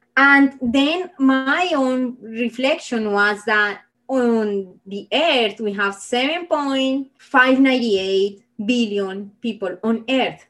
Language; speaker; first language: English; non-native, fluent; Spanish